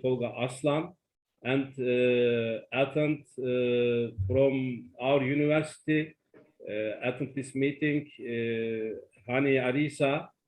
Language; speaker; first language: English; non-native, learner; Turkish